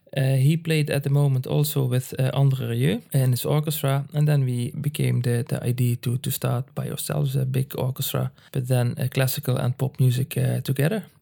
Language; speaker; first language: English; non-native, fluent; Dutch